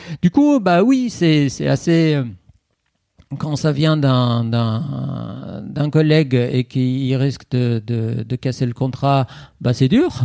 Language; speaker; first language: French; non-native, fluent; Persian